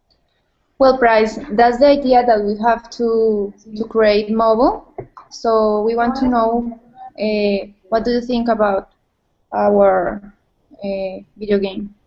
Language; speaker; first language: English; non-native, learner; Spanish